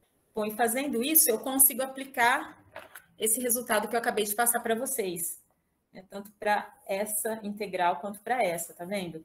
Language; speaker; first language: Portuguese; native; Portuguese